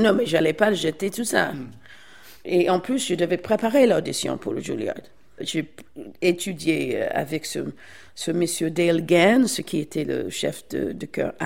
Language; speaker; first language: French; non-native, fluent; English